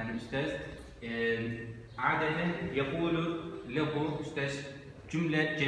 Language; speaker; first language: Arabic; non-native, learner; Turkish